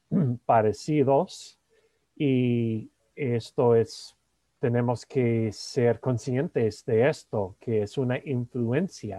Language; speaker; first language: Spanish; non-native, fluent; English